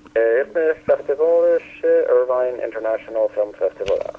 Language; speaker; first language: Persian; early bilingual, heritage; Persian